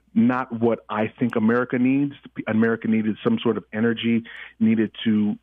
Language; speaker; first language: English; early bilingual, other home language; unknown